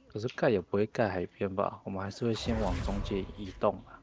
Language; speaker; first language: Chinese; native; Chinese